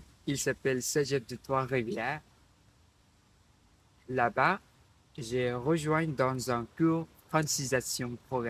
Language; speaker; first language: French; non-native, learner; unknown